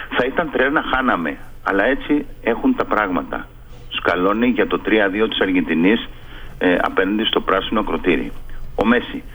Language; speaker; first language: Greek; non-native, fluent; Spanish